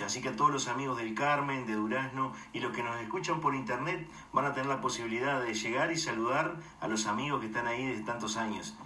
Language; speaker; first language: Spanish; native; Spanish